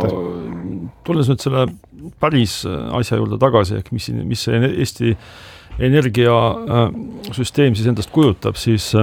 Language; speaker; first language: Estonian; native; Estonian